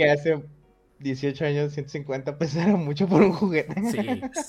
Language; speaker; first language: Spanish; native; Spanish